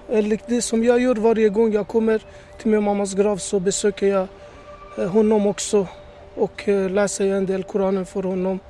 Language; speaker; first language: Swedish; early bilingual, other home language; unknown